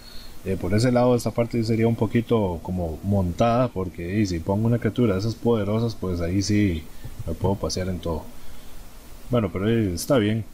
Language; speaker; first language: Spanish; native; Spanish